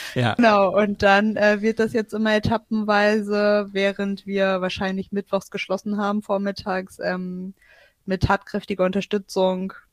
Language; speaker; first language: German; native; German